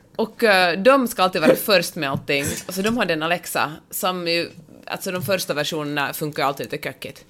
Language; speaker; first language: Swedish; native; Swedish